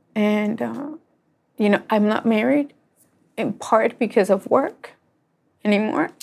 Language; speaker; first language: English; non-native, fluent; Spanish